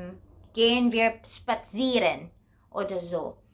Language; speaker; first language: German; non-native, learner; Filipino